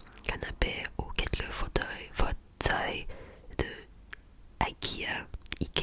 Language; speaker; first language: French; non-native, learner; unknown